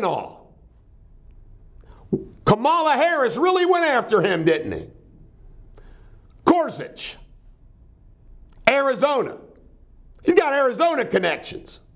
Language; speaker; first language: English; native; English